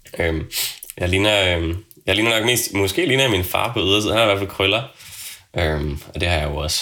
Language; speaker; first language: Danish; native; Danish